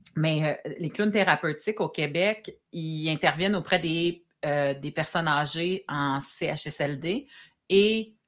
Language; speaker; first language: French; native; French